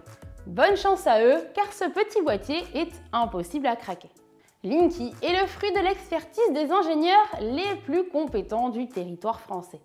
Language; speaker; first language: French; native; French